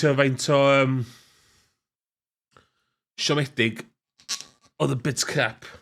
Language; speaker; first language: Welsh; native; Welsh